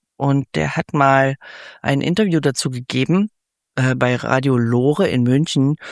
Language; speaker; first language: German; native; German